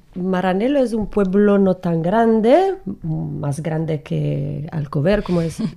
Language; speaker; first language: Spanish; non-native, learner; Italian